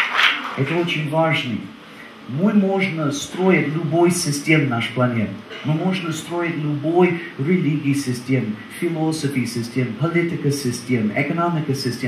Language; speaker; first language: Russian; non-native, learner; English